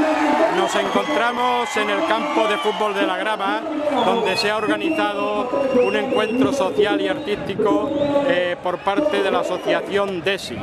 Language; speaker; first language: Spanish; native; Spanish